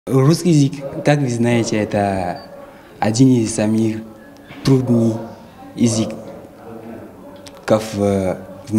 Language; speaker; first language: Russian; non-native, learner; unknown